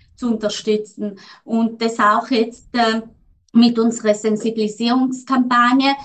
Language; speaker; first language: German; non-native, local second language; Italian